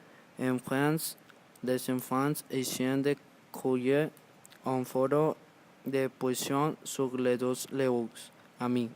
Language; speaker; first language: French; non-native, learner; Spanish